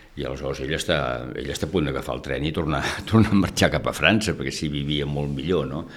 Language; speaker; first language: Catalan; early bilingual, heritage; Catalan